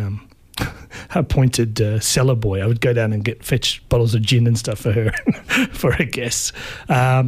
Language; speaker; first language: English; native; English